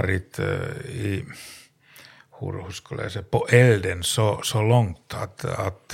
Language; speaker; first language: Swedish; non-native, learner; Finnish